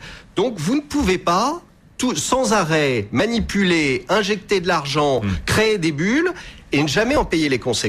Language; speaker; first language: French; native; French